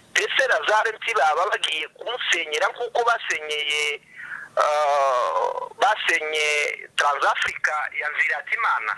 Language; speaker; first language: Kinyarwanda; native; Kinyarwanda